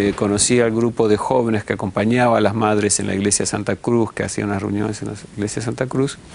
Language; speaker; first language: Spanish; early bilingual, heritage; Spanish